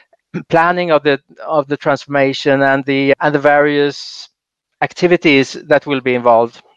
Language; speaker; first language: English; non-native, fluent; Swedish